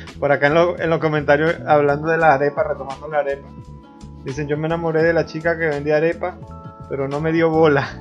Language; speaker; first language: Spanish; native; Spanish